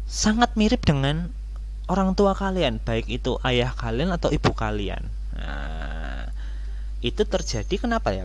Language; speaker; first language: Indonesian; native; Indonesian